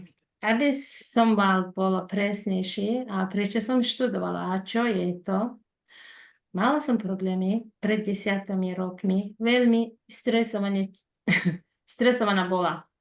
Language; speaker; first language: Slovak; non-native, fluent; Mongolian